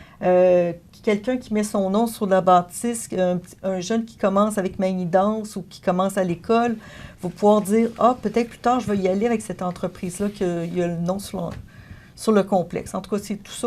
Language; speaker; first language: French; native; French